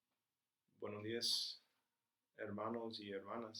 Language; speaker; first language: Spanish; non-native, fluent; English